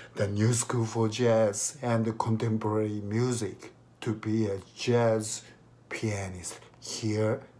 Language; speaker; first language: English; non-native, fluent; Japanese